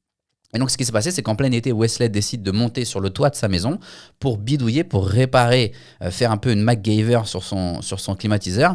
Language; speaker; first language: French; native; French